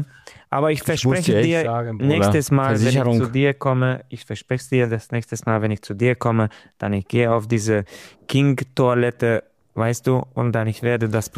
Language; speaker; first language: German; non-native, fluent; Romanian